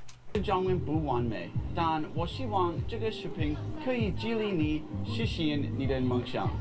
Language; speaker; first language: Chinese; non-native, learner; English